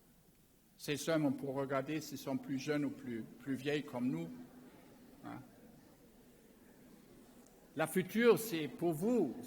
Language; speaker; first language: French; non-native, learner; German